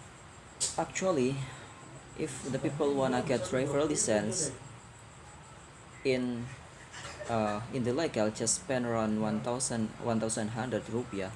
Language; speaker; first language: English; non-native, learner; Indonesian